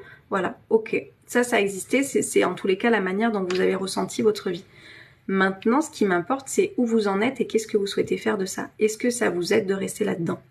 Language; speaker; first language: French; native; French